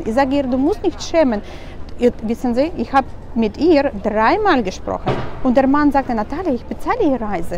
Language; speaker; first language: German; non-native, fluent; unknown